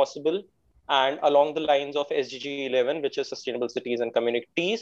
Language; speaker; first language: English; non-native, local second language; Hindi